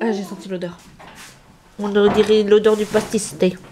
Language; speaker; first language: French; native; French